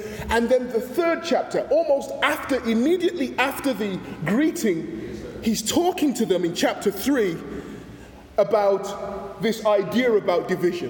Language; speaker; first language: English; native; English